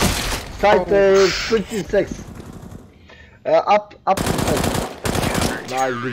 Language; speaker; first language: English; non-native, learner; Polish